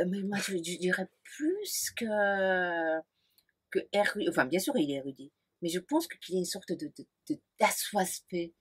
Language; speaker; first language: French; non-native, fluent; Japanese